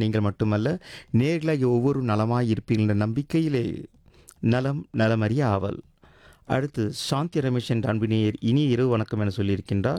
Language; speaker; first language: Tamil; native; Tamil